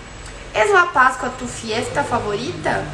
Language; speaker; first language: Spanish; non-native, fluent; Portuguese